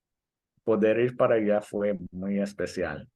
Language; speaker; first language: Spanish; early bilingual, heritage; Spanish